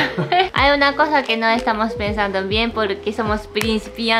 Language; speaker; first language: Spanish; non-native, fluent; Japanese